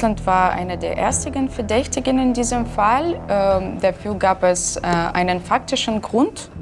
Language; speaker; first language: German; non-native, fluent; Russian